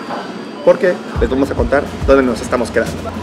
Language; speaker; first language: Spanish; native; Spanish